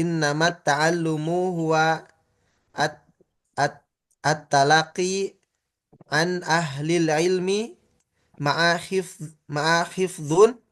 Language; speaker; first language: Arabic; non-native, learner; Indonesian